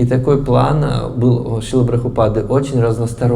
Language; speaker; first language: Russian; native; Russian